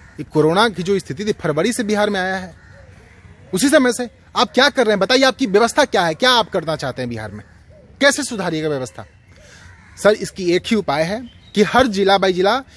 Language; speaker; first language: Hindi; native; Hindi